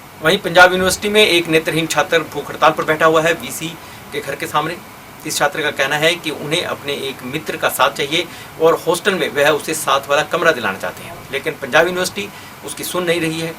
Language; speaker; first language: Hindi; native; Hindi